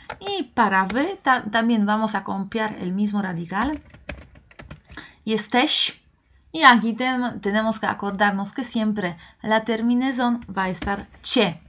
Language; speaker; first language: Spanish; non-native, fluent; Polish